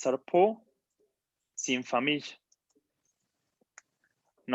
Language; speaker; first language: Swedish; non-native, fluent; Spanish